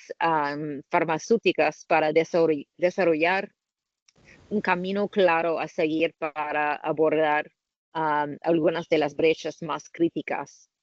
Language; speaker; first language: Spanish; non-native, learner; English